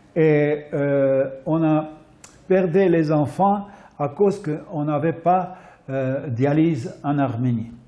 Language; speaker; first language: French; non-native, fluent; Armenian